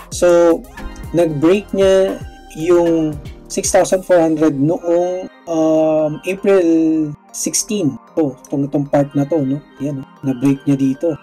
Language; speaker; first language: Filipino; non-native, local second language; Cebuano